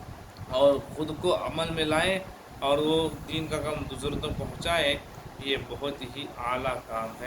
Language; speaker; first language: Urdu; native; Urdu